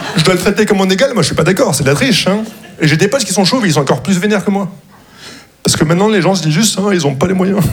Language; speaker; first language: French; non-native, local second language; Arabic